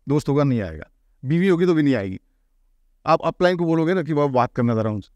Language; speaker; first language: Hindi; non-native, local second language; Marathi